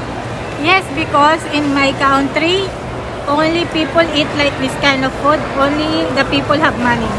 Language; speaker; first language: English; non-native, local second language; Filipino